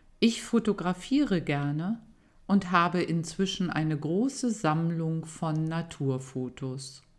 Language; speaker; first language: German; native; German